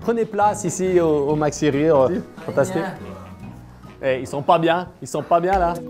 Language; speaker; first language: French; native; French